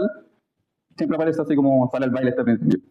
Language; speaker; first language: Spanish; native; Spanish